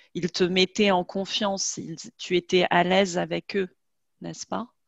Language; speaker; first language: French; native; French